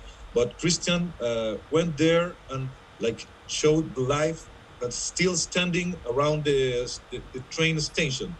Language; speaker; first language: English; non-native, fluent; Spanish